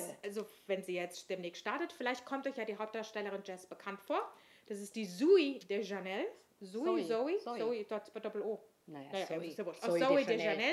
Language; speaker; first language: German; native; German